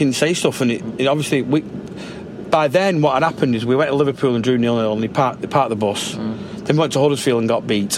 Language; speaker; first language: English; native; English